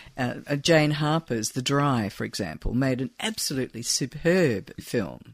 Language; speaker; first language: English; native; English